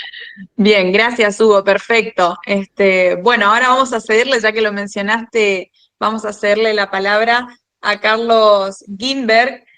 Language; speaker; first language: Spanish; native; Spanish